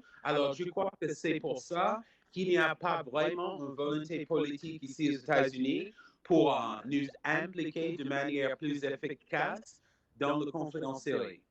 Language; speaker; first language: French; non-native, fluent; English